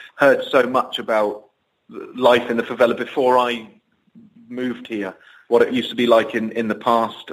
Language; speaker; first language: English; native; English